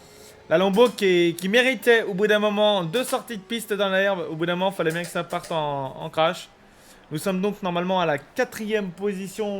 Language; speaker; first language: French; native; French